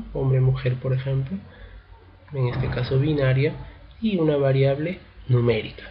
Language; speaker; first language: Spanish; native; Spanish